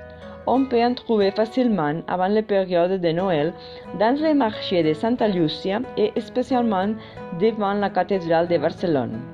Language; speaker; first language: French; non-native, fluent; Catalan